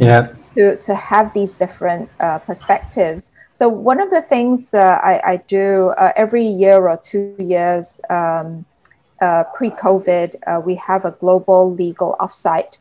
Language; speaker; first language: English; native; English